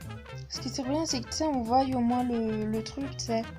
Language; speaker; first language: French; native; French